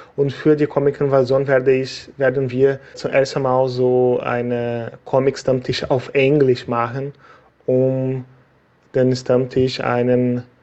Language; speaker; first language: German; non-native, fluent; Portuguese